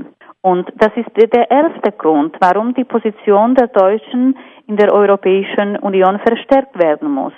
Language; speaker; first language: German; non-native, fluent; Slovak